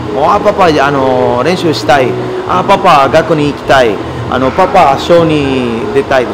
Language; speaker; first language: Japanese; non-native, learner; Spanish